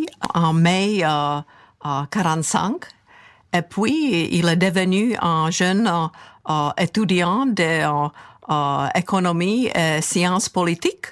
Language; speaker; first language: French; non-native, fluent; Czech